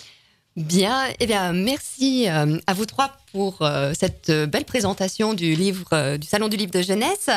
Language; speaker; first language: French; native; French